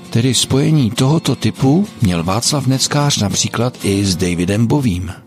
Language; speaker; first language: Czech; native; Czech